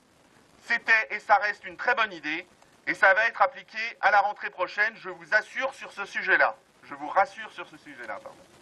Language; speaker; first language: French; native; French